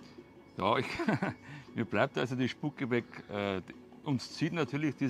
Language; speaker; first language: German; native; German